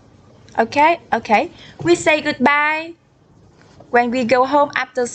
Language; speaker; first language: English; non-native, learner; Vietnamese